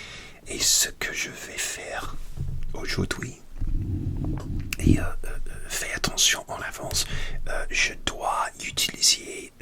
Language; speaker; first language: French; non-native, learner; English